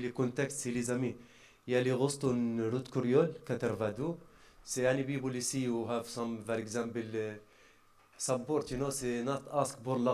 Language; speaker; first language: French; non-native, learner; Arabic